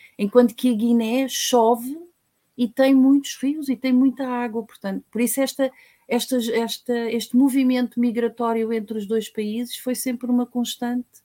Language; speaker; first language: Portuguese; native; Portuguese